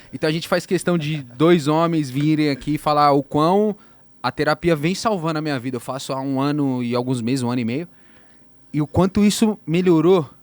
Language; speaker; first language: Portuguese; native; Portuguese